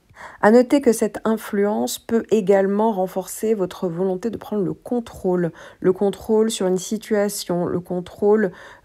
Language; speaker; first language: French; native; French